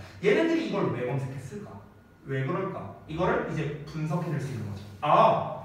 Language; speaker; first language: Korean; native; Korean